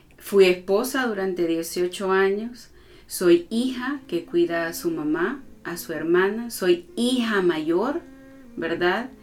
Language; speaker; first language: Spanish; native; Spanish